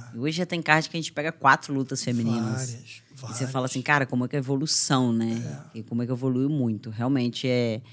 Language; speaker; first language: Portuguese; native; Portuguese